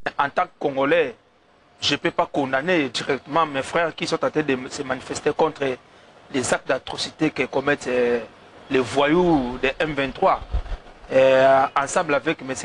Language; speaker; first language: French; non-native, local second language; Lingala